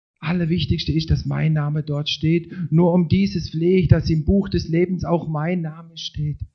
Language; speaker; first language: German; native; German